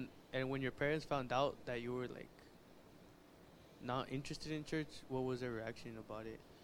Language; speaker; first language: English; early bilingual, other home language; Spanish